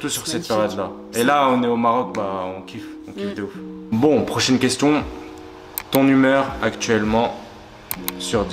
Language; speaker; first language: French; early bilingual, other home language; Turkish